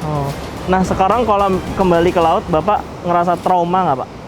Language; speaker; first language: Indonesian; native; Indonesian